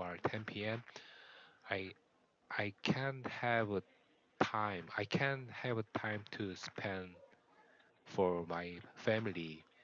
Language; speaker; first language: English; non-native, learner; Korean